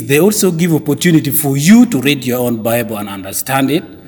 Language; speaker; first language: English; non-native, local second language; Acoli